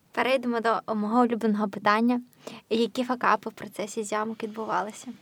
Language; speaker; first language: Ukrainian; native; Ukrainian